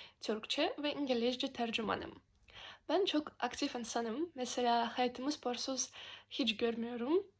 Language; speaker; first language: Turkish; non-native, fluent; Russian